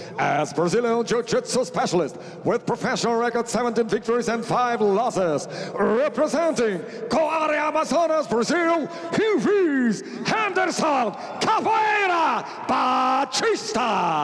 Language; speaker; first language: English; non-native, fluent; Russian